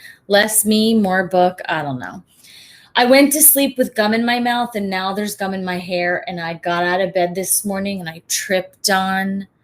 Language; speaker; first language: English; native; English